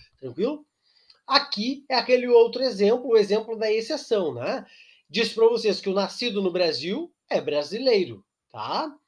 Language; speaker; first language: Portuguese; native; Portuguese